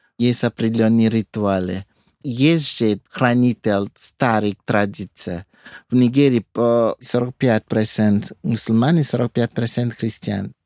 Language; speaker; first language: Russian; non-native, fluent; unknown